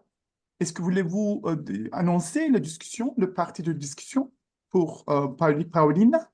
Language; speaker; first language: French; non-native, learner; Turkish